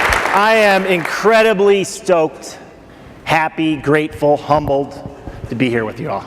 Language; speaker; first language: English; native; English